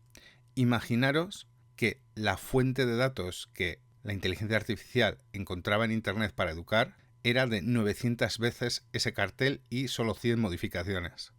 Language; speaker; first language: Spanish; native; Spanish